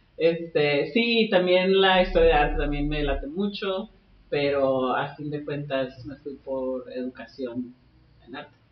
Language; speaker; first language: Spanish; native; Spanish